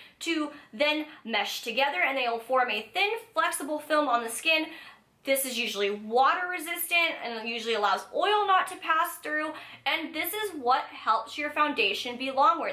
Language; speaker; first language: English; native; English